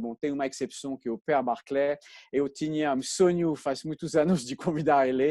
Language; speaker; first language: Portuguese; non-native, fluent; French